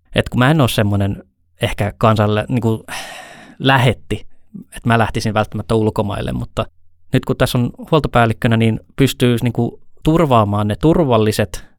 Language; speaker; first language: Finnish; native; Finnish